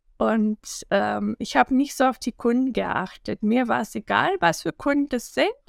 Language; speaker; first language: German; non-native, fluent; Bulgarian